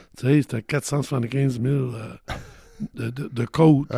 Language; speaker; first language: French; native; French